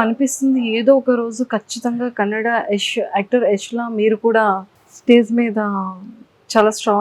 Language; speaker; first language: Telugu; native; Telugu